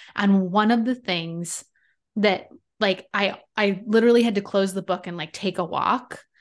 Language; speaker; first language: English; native; English